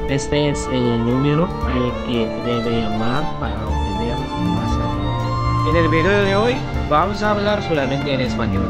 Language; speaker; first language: Spanish; non-native, learner; Filipino